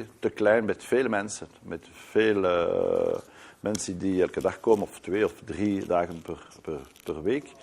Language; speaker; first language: Dutch; non-native, learner; French